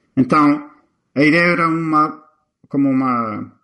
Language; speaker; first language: Portuguese; non-native, fluent; English